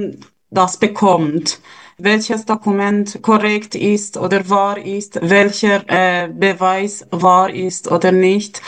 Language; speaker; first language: German; non-native, fluent; Persian